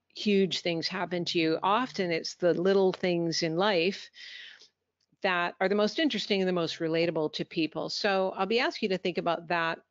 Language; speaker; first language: English; native; English